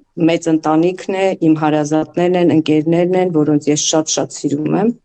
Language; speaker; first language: Armenian; native; Armenian